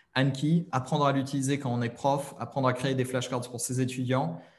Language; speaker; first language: French; native; French